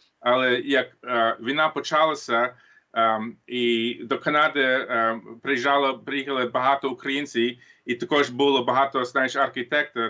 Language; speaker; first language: Ukrainian; early bilingual, heritage; Ukrainian